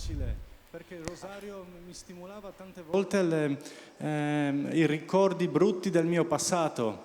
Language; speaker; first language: Italian; non-native, fluent; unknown